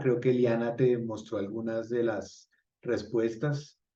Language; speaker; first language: Spanish; native; Spanish